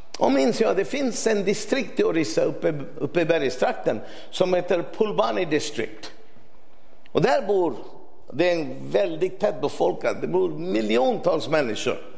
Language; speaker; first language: Swedish; non-native, fluent; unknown